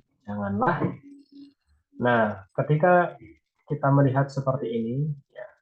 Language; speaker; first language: Indonesian; native; Indonesian